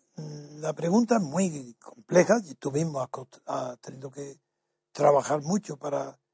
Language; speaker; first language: Spanish; native; Spanish